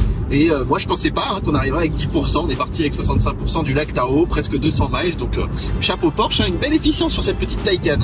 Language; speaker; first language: French; native; French